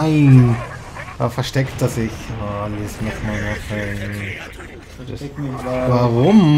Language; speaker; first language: German; native; German